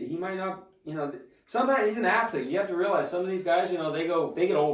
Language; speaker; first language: English; native; English